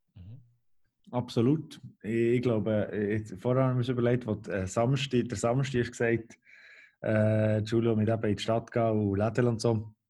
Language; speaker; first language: German; native; German